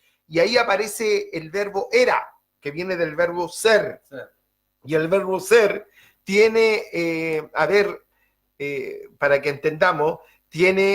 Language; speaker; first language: Spanish; native; Spanish